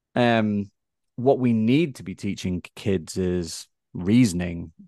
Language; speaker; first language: English; native; English